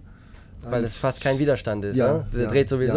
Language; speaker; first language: German; native; German